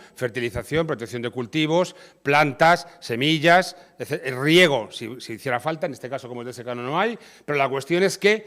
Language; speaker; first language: Spanish; native; Spanish